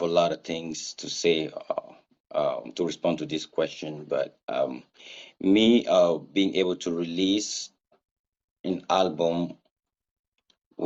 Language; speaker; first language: English; non-native, fluent; Mossi